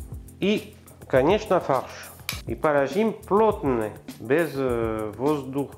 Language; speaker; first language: Russian; non-native, learner; French